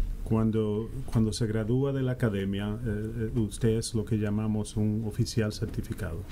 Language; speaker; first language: Spanish; early bilingual, heritage; Spanish